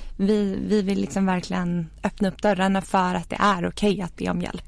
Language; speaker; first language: Swedish; native; Swedish